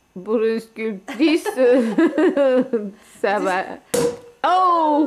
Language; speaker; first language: French; non-native, local second language; Russian